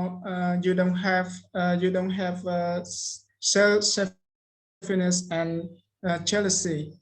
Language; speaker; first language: English; non-native, learner; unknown